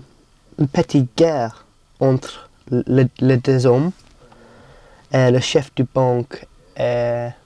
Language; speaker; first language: French; non-native, learner; English